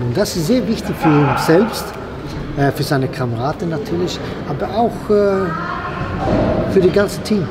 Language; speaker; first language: German; non-native, fluent; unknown